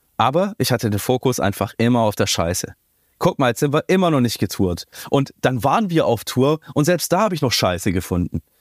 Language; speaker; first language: German; native; German